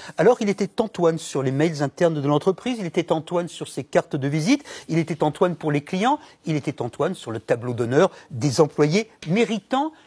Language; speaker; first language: French; native; French